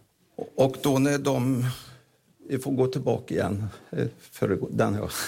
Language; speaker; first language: Swedish; native; Swedish